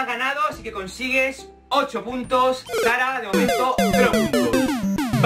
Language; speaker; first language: Spanish; native; Spanish